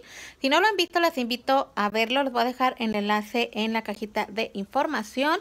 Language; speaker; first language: Spanish; native; Spanish